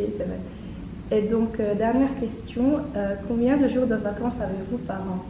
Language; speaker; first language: French; native; French